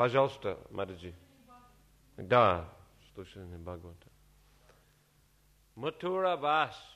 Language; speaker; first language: Russian; non-native, learner; English